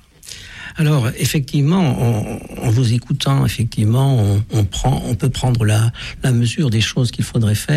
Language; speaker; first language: French; native; French